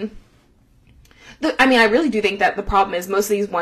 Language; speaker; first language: English; native; English